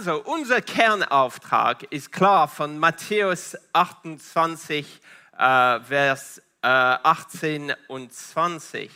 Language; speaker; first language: German; non-native, fluent; Italian